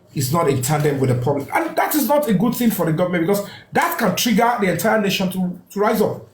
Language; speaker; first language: English; non-native, local second language; Yoruba